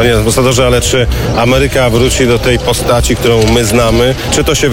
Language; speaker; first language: Polish; native; Polish